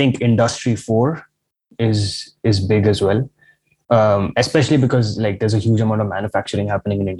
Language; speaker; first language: English; non-native, local second language; Marathi